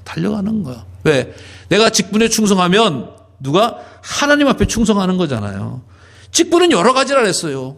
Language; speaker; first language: Korean; native; Korean